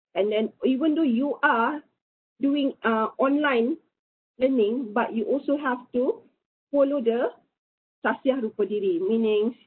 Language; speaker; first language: English; non-native, local second language; Malay